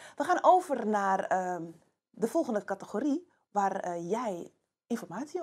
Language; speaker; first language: Dutch; native; Dutch